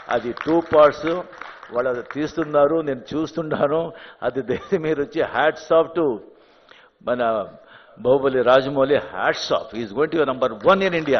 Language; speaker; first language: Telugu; non-native, fluent; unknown